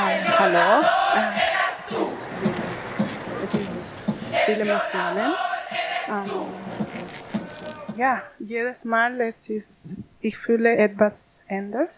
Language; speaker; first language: German; non-native, learner; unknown